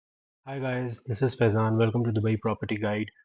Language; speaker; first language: English; non-native, local second language; Urdu